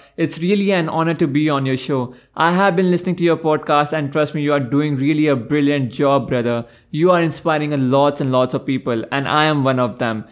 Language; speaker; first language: English; non-native, local second language; Hindi